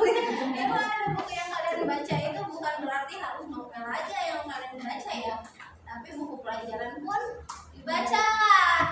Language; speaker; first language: Indonesian; native; Indonesian